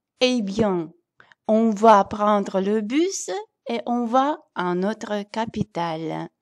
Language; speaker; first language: French; non-native, fluent; Russian